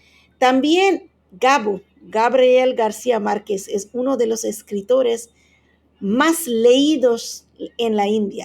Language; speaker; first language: Spanish; non-native, fluent; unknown